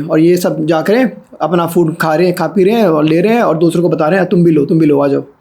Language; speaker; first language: Hindi; native; Hindi